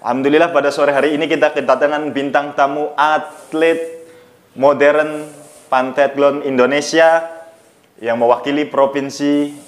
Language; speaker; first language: Indonesian; native; Indonesian